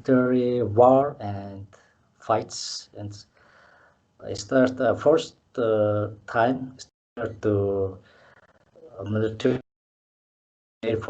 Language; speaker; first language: English; non-native, learner; Mongolian